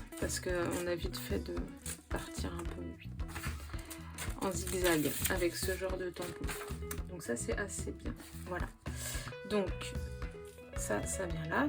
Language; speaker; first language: French; native; French